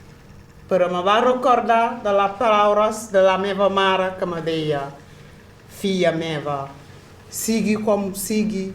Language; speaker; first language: Catalan; non-native, fluent; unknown